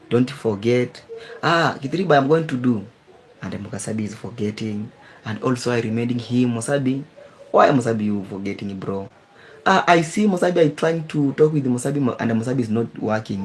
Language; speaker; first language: English; non-native, learner; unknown